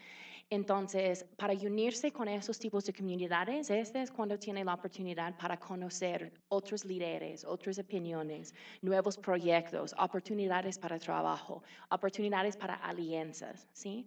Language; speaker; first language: Spanish; non-native, fluent; English